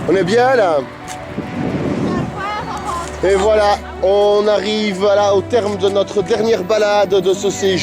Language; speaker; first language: French; native; French